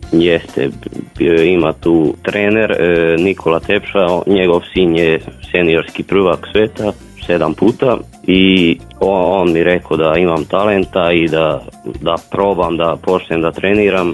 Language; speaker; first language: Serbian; non-native, local second language; Hungarian